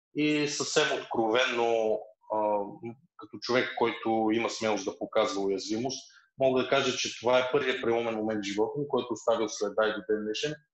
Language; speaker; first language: Bulgarian; early bilingual, other home language; Russian